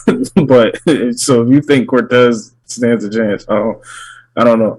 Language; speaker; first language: English; native; English